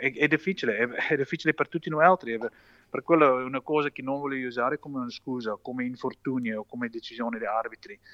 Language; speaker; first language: Italian; non-native, fluent; Afrikaans